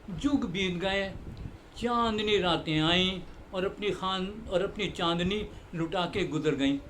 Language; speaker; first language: Urdu; native; Urdu